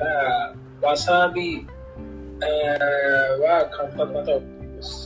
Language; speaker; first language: Japanese; non-native, learner; English